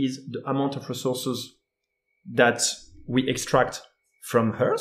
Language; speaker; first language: English; non-native, fluent; French